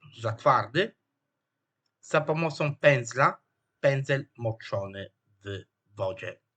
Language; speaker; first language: Polish; non-native, fluent; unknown